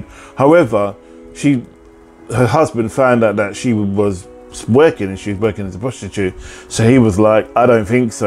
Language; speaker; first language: English; native; English